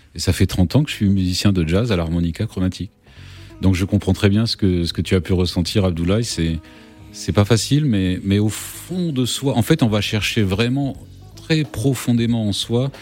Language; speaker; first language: French; native; French